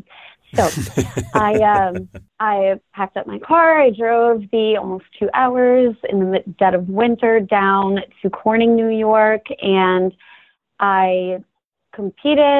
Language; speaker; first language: English; native; English